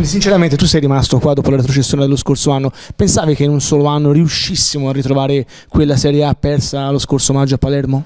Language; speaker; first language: Italian; native; Italian